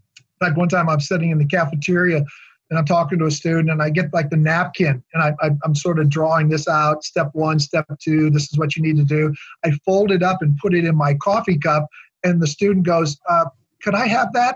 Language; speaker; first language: English; native; English